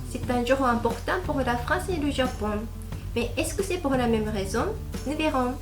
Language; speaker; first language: French; non-native, fluent; Japanese